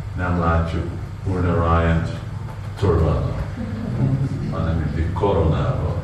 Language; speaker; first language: Hungarian; non-native, learner; Russian